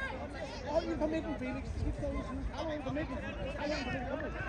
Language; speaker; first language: Danish; native; Danish